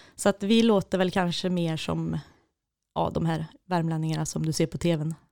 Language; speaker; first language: Swedish; native; Swedish